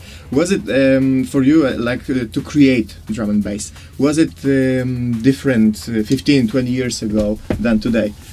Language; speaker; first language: English; non-native, fluent; Polish